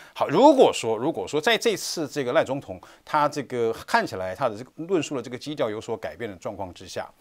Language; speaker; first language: Chinese; native; Chinese